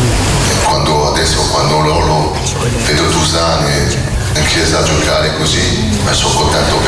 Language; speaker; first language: Italian; non-native, fluent; French